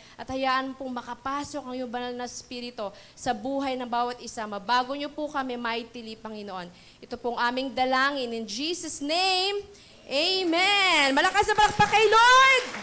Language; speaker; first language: Filipino; native; Filipino